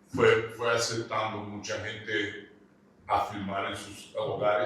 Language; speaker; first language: Spanish; early bilingual, heritage; Spanish